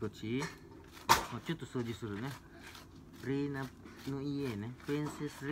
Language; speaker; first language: Japanese; non-native, learner; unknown